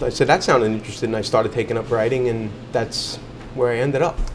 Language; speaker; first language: English; native; English